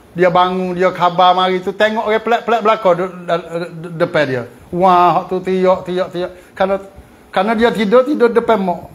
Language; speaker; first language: Malay; native; Malay